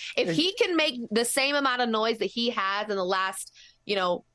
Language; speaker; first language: English; native; English